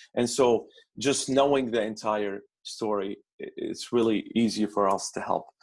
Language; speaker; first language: English; non-native, fluent; Arabic